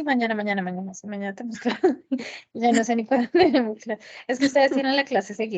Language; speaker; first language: Spanish; native; Spanish